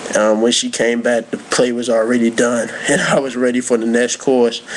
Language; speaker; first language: English; native; English